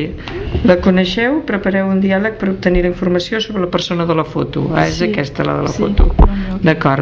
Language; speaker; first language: Catalan; native; Catalan